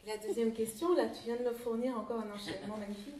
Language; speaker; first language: French; native; French